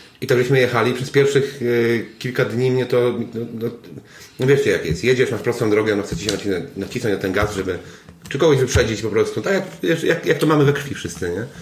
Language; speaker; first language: Polish; native; Polish